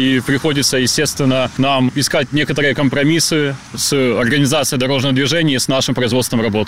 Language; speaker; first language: Russian; native; Russian